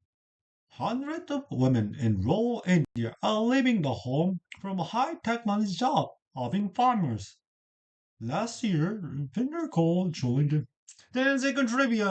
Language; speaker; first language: English; non-native, learner; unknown